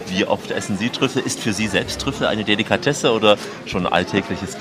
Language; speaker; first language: German; native; German